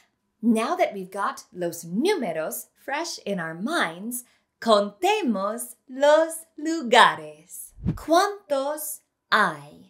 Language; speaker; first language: Spanish; non-native, fluent; English